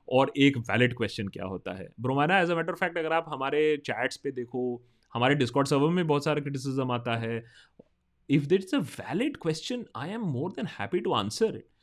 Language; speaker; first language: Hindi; non-native, local second language; Bangla